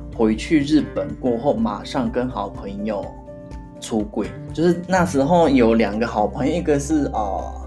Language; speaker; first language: Chinese; non-native, fluent; Japanese